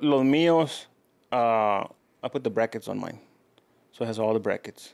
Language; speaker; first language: English; early bilingual, other home language; Spanish